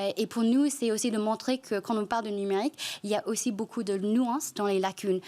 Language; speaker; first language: French; non-native, fluent; Chinese